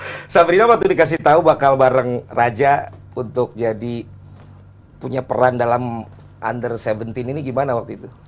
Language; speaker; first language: Indonesian; native; Indonesian